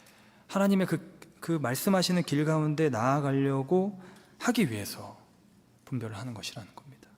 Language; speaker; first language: Korean; native; Korean